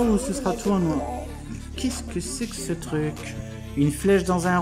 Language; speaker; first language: French; native; French